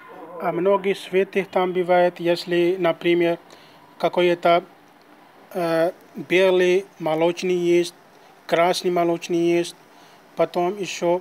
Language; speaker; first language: Russian; non-native, learner; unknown